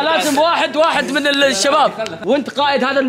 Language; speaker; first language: Arabic; native; Arabic